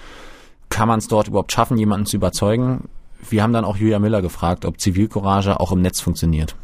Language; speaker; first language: German; native; German